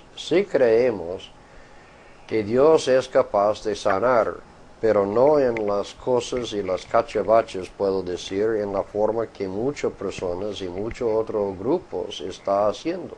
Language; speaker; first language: Spanish; non-native, fluent; English